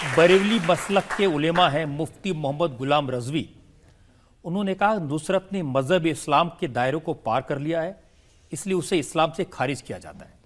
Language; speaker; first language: Hindi; native; Hindi